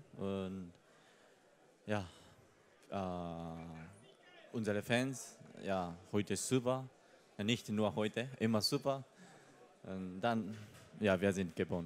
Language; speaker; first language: German; non-native, learner; Japanese